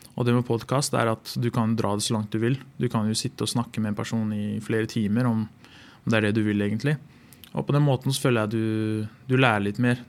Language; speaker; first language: Norwegian; native; Norwegian